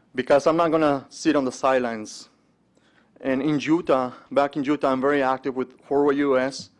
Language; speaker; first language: English; early bilingual, other home language; Spanish